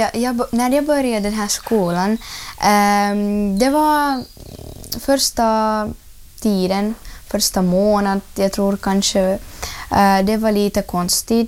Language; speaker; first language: Swedish; non-native, learner; Russian